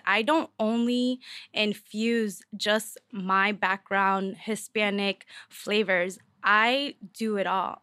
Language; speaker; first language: English; early bilingual, other home language; Spanish